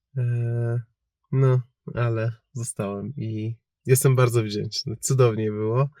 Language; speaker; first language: Polish; non-native, fluent; Persian